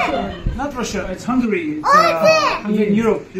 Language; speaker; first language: English; non-native, fluent; Hungarian